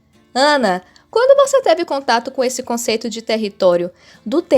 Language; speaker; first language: Portuguese; native; Portuguese